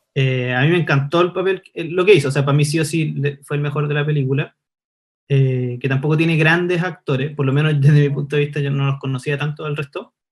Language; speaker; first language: Spanish; native; Spanish